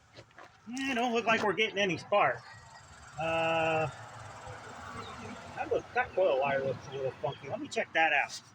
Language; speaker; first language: English; native; English